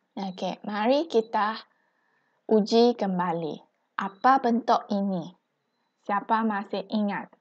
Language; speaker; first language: Malay; non-native, local second language; Chinese